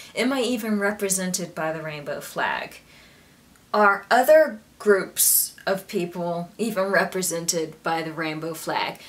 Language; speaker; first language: English; native; English